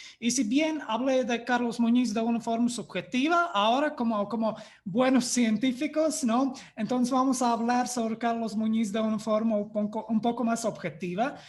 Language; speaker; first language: Spanish; non-native, fluent; Latvian